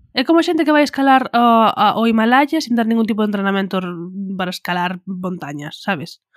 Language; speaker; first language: Galician; non-native, local second language; Spanish